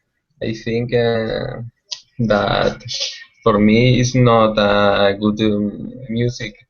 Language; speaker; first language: English; non-native, learner; Spanish